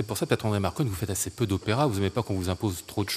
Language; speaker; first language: French; native; French